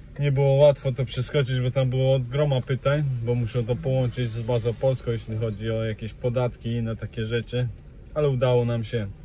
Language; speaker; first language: Polish; native; Polish